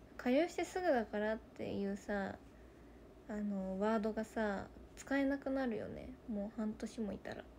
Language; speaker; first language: Japanese; native; Japanese